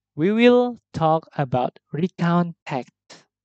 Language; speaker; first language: English; non-native, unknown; Indonesian